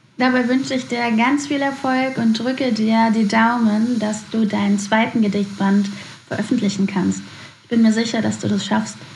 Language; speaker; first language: German; native; German